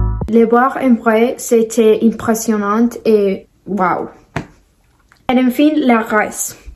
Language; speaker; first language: French; non-native, learner; Spanish